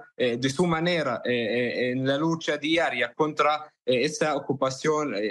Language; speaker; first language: Spanish; non-native, fluent; Arabic